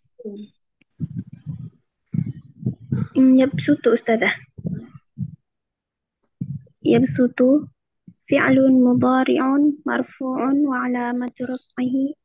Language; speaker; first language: Arabic; non-native, learner; Indonesian